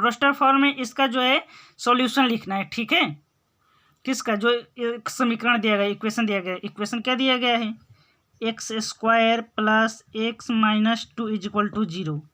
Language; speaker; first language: Hindi; native; Hindi